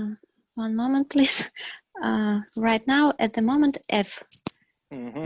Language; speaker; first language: English; non-native, learner; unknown